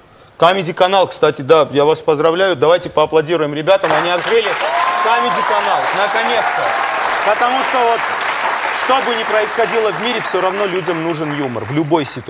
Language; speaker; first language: Russian; non-native, local second language; Armenian